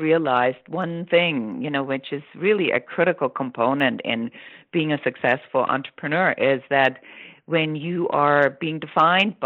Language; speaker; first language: English; non-native, fluent; German